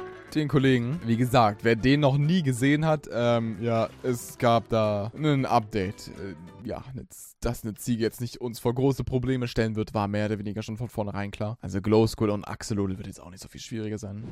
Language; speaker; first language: German; native; German